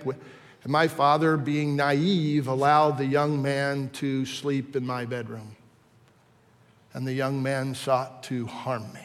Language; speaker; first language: English; native; English